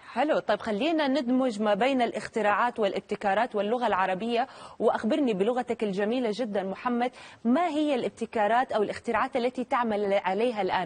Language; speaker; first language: Arabic; native; Arabic